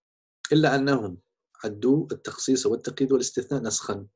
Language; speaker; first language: Arabic; non-native, fluent; English